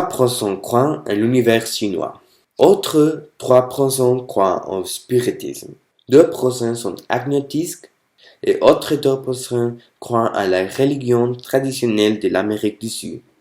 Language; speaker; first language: French; non-native, learner; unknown